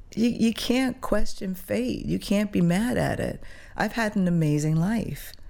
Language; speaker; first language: English; early bilingual, other home language; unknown